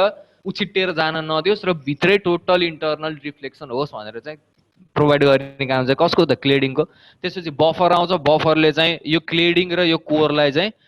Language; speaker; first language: Nepali; native; Nepali